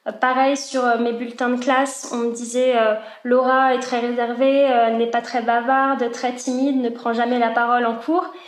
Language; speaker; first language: French; native; French